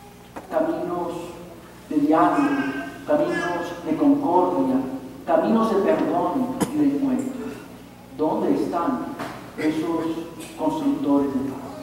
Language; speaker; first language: Spanish; native; Spanish